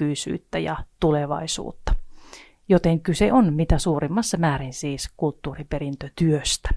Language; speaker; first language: Finnish; native; Finnish